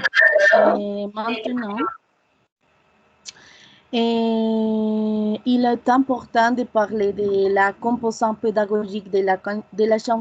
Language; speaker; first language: French; non-native, learner; Spanish